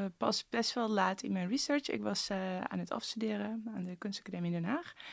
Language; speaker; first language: Dutch; early bilingual, other home language; Persian